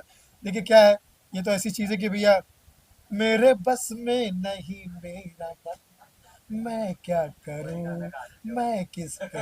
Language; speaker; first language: Hindi; native; Hindi